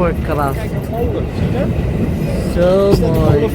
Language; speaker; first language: Dutch; non-native, learner; Filipino